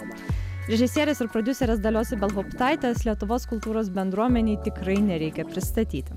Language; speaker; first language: Lithuanian; native; Lithuanian